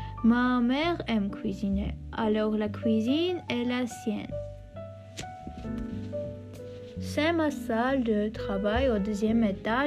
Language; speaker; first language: French; non-native, learner; Armenian